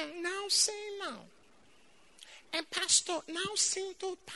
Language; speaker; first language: Portuguese; non-native, fluent; English